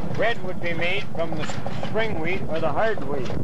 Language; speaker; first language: English; native; English